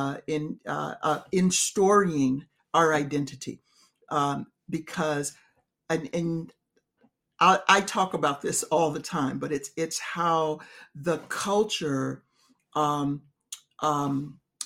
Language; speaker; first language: English; native; English